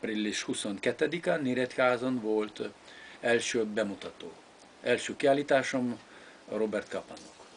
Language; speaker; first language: Hungarian; non-native, fluent; Lithuanian